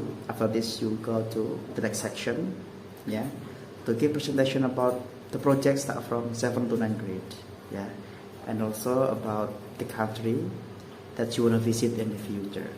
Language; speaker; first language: English; non-native, learner; Indonesian